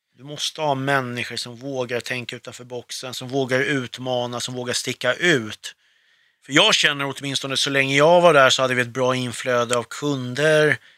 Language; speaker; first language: Swedish; early bilingual, other home language; Arabic